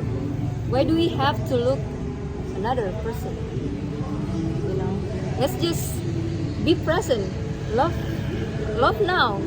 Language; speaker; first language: English; non-native, fluent; Indonesian